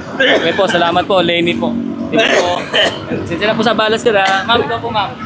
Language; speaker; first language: Filipino; native; Filipino